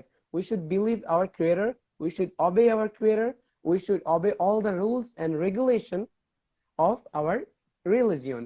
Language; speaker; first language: English; non-native, fluent; Bangla